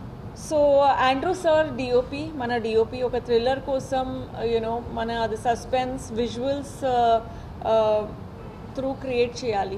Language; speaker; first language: Telugu; non-native, fluent; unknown